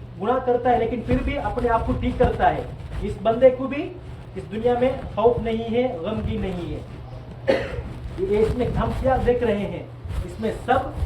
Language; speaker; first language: Hindi; non-native, local second language; Tamil